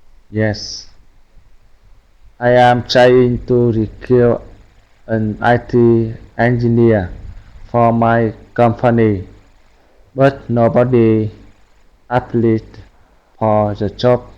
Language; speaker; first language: English; non-native, learner; Vietnamese